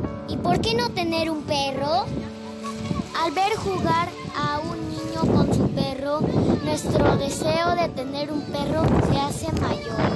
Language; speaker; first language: Spanish; native; Spanish